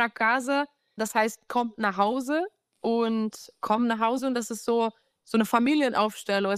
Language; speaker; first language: German; non-native, fluent; Portuguese